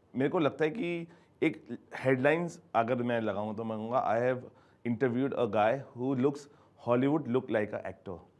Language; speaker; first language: Hindi; native; Hindi